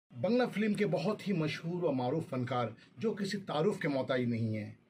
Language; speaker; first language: Hindi; native; Hindi